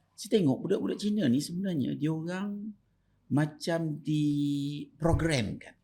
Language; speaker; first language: Malay; native; Malay